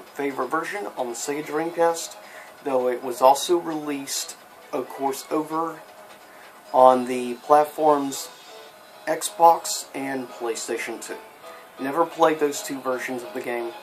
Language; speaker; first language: English; native; English